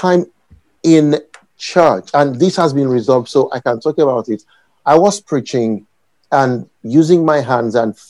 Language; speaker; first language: English; non-native, local second language; Yoruba